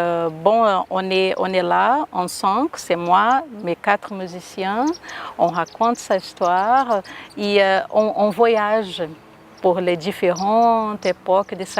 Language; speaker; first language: French; non-native, local second language; Portuguese